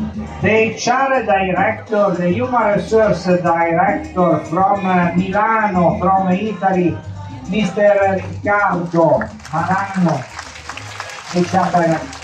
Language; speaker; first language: English; non-native, fluent; Italian